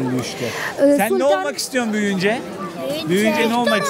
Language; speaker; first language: Turkish; native; Turkish